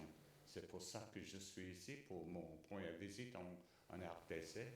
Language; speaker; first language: French; non-native, learner; English